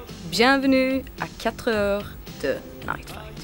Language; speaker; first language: French; non-native, learner; Swedish